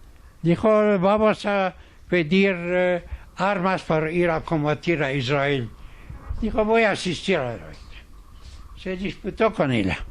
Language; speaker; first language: Spanish; non-native, fluent; Arabic